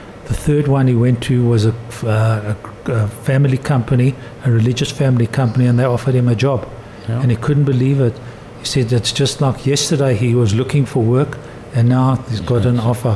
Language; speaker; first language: English; native; English